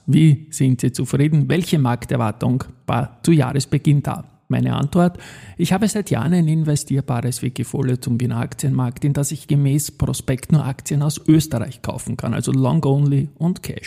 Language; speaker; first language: German; native; German